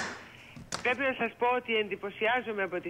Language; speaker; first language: Greek; native; Greek